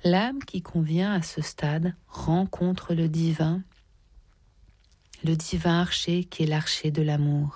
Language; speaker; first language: French; native; French